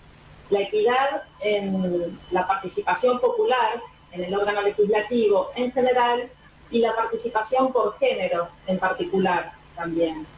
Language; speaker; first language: Spanish; native; Spanish